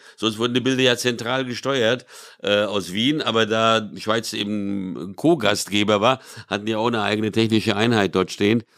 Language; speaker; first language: German; early bilingual, other home language; Portuguese